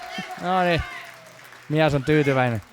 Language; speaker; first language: Finnish; native; Finnish